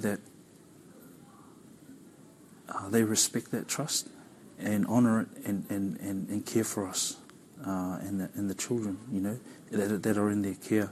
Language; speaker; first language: English; native; English